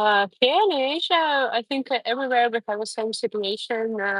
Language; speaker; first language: English; non-native, learner; Russian